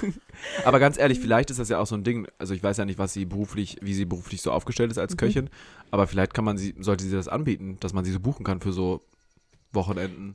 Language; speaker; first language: German; native; German